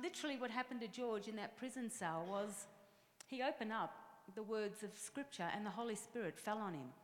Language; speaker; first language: English; native; English